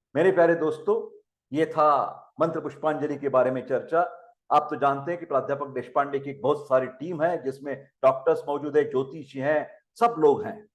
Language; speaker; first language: Hindi; non-native, local second language; Marathi